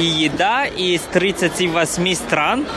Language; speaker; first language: Russian; non-native, fluent; Chinese